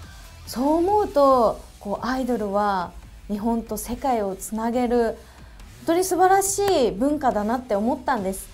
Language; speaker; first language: Japanese; native; Japanese